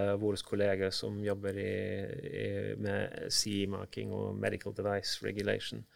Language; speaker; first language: Norwegian; non-native, fluent; English